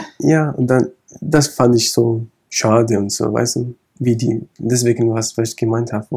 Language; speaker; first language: German; non-native, fluent; Kurdish